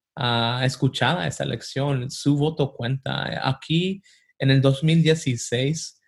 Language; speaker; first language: Spanish; early bilingual, heritage; Spanish